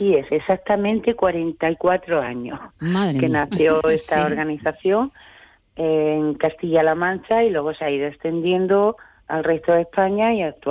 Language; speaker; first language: Spanish; native; Spanish